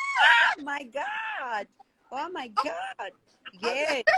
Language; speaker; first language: English; non-native, learner; Hindi